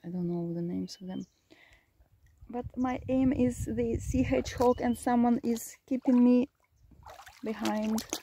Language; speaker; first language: English; non-native, fluent; Russian